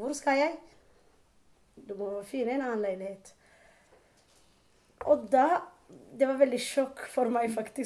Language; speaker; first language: Norwegian; non-native, learner; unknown